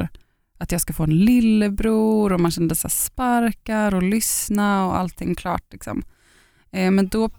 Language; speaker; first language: Swedish; native; Swedish